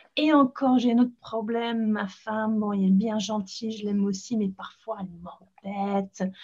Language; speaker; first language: French; non-native, fluent; English